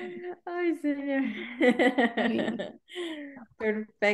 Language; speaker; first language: Spanish; early bilingual, heritage; Spanish